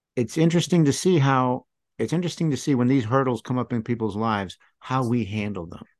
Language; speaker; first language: English; native; English